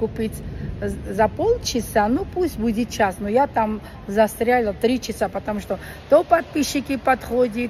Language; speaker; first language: Russian; non-native, local second language; Armenian